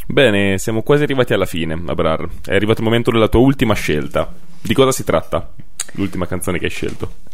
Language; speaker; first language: Italian; native; Italian